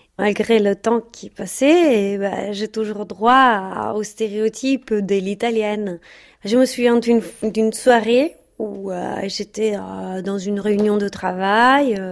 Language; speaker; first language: French; non-native, fluent; Italian